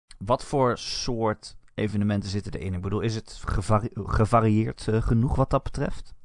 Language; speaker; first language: Dutch; native; Dutch